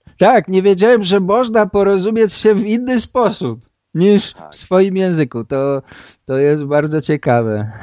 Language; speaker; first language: Polish; native; Polish